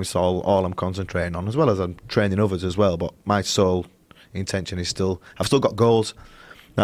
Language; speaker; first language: English; native; English